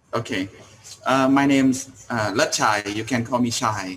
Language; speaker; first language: English; non-native, learner; Thai